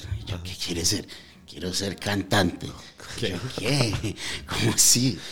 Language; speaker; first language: Spanish; early bilingual, heritage; Spanish